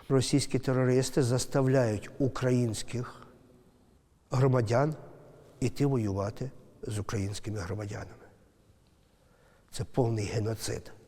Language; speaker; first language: Ukrainian; native; Ukrainian